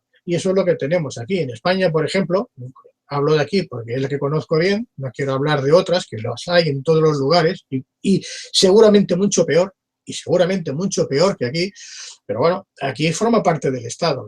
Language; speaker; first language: Spanish; native; Spanish